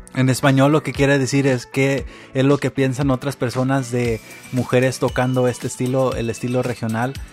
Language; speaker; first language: Spanish; early bilingual, heritage; Spanish